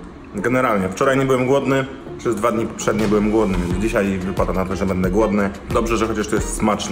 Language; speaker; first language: Polish; native; Polish